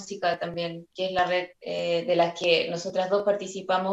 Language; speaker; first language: Spanish; native; Spanish